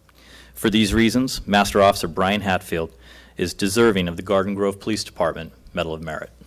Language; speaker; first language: English; native; English